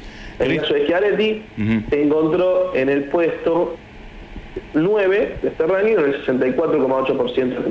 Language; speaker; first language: Spanish; native; Spanish